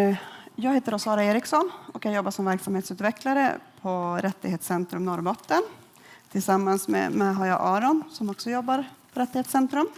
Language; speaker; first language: Swedish; native; Swedish